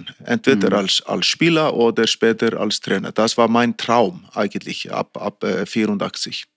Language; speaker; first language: German; non-native, fluent; Icelandic